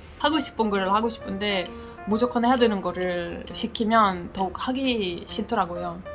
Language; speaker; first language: Korean; non-native, fluent; Italian